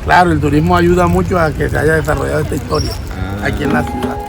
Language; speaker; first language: Spanish; native; Spanish